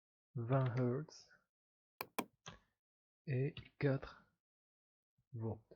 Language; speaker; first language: French; non-native, local second language; Arabic